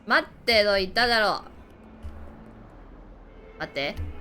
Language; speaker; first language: Japanese; non-native, learner; Chinese